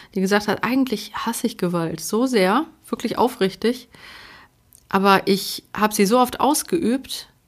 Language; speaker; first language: German; early bilingual, other home language; Polish